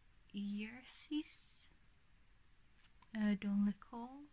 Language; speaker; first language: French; non-native, learner; English